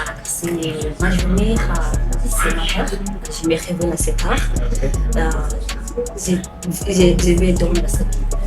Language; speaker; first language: French; non-native, learner; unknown